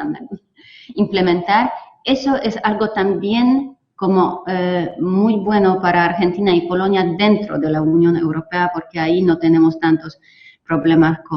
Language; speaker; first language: Spanish; non-native, fluent; Polish